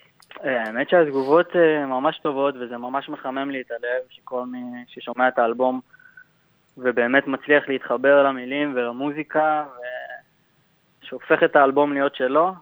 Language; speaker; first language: Hebrew; native; Hebrew